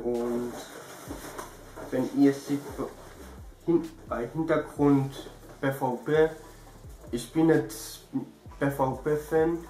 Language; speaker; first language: German; early bilingual, other home language; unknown